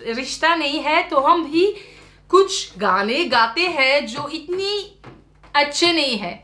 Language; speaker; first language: Hindi; non-native, learner; Riffian